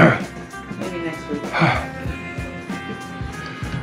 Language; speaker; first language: English; native; English